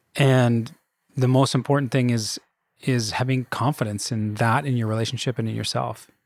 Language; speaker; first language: English; native; English